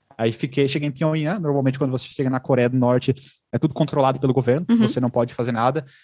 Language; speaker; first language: Portuguese; native; Portuguese